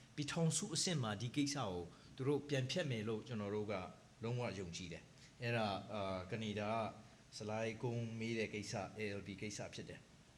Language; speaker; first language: Burmese; non-native, local second language; Hakha Chin